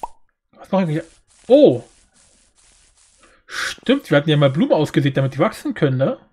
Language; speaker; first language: German; native; German